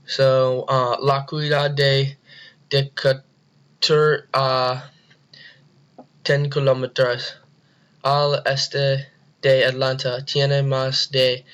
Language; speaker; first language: Spanish; non-native, learner; English